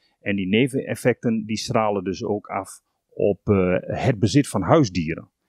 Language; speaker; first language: Dutch; native; Dutch